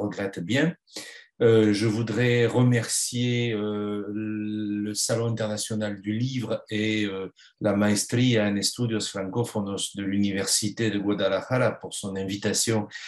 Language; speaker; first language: French; native; French